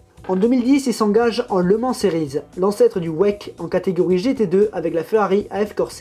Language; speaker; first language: French; native; French